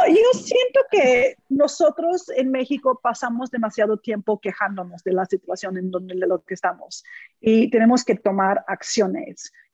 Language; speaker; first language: Spanish; non-native, fluent; English